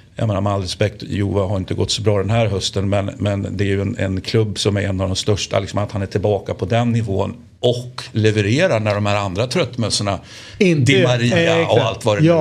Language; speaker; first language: Swedish; native; Swedish